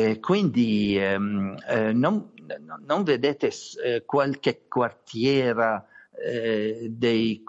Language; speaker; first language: Italian; non-native, learner; Arabic